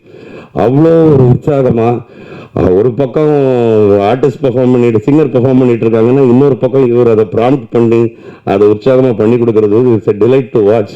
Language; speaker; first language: Tamil; native; Tamil